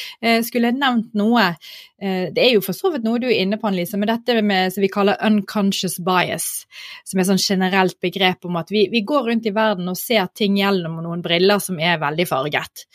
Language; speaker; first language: Norwegian; native; Norwegian